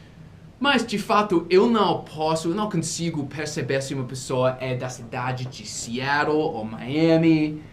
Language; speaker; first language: Portuguese; non-native, fluent; English